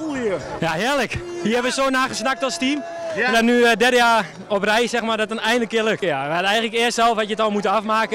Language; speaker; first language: Dutch; native; Dutch